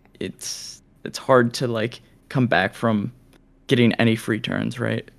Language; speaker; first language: English; native; English